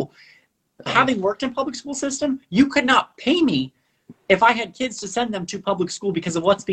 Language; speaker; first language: English; non-native, fluent; Spanish